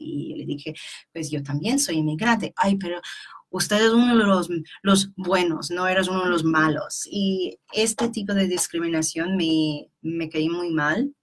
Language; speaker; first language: Spanish; non-native, fluent; English